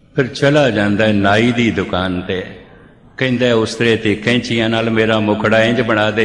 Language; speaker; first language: Urdu; non-native, local second language; Punjabi